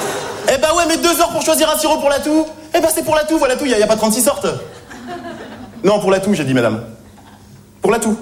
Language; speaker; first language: French; native; French